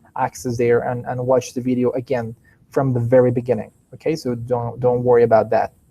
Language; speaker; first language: English; non-native, fluent; Spanish